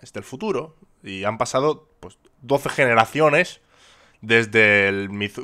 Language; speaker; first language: Spanish; native; Spanish